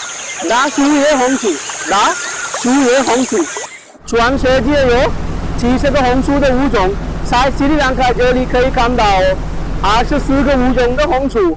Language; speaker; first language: Chinese; non-native, learner; Sinhala